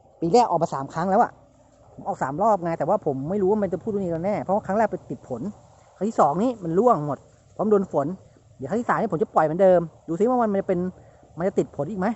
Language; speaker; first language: Thai; native; Thai